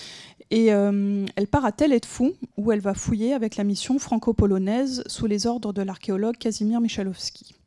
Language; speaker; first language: French; native; French